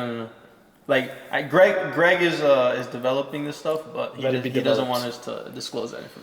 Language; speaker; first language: English; native; English